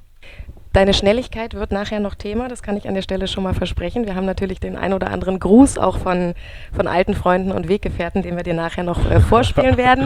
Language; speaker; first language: German; native; German